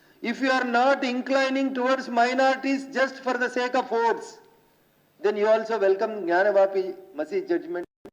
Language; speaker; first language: English; non-native, local second language; Telugu